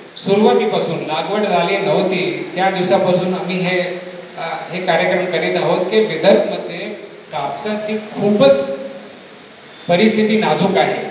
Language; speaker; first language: Marathi; non-native, local second language; Hindi